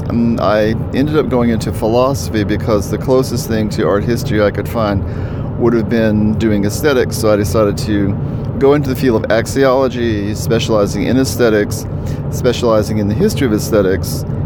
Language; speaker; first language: English; native; English